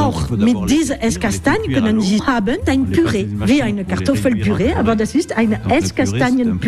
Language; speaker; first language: German; non-native, learner; French